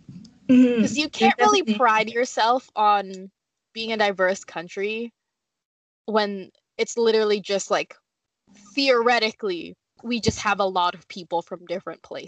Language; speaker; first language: English; native; English